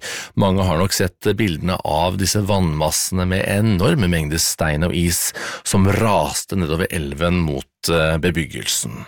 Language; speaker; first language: Norwegian; native; Norwegian